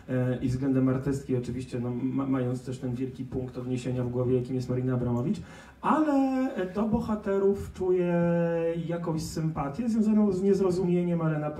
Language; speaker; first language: Polish; native; Polish